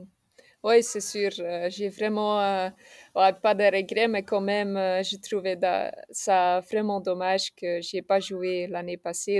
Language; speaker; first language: French; non-native, local second language; Dutch